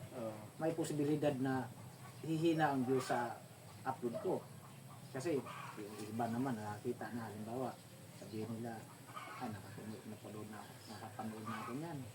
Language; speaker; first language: Filipino; non-native, local second language; Cebuano